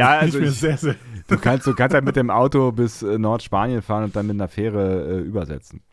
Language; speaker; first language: German; native; German